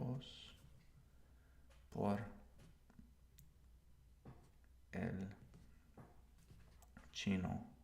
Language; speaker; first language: Spanish; non-native, learner; English